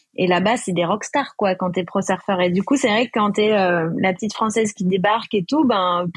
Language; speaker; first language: French; native; French